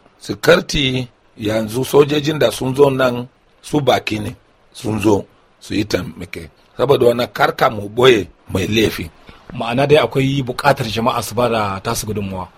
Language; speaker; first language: Hausa; non-native, local second language; Kanuri